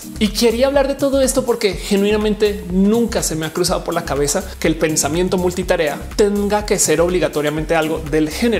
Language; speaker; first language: Spanish; native; Spanish